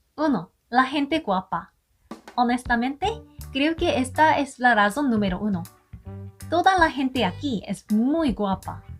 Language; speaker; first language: Spanish; non-native, learner; Korean